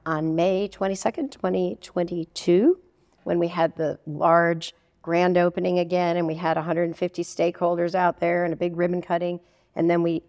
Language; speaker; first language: English; native; English